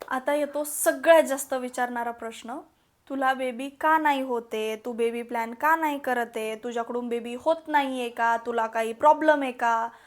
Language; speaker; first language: Marathi; non-native, local second language; Malayalam